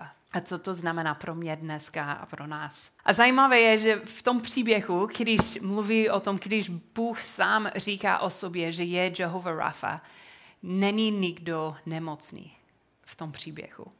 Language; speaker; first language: Czech; non-native, fluent; English